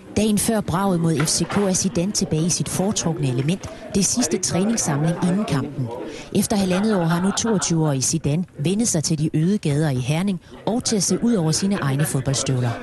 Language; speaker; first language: Danish; native; Danish